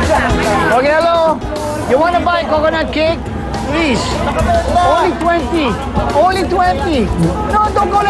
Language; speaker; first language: English; non-native, local second language; Filipino